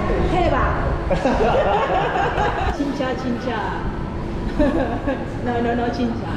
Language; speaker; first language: Korean; non-native, learner; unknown